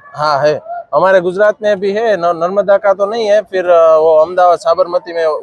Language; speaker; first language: Hindi; non-native, local second language; Gujarati